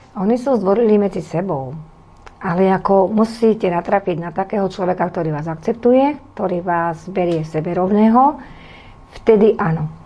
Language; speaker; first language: Slovak; native; Slovak